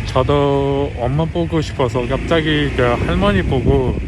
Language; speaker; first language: Korean; non-native, learner; Uzbek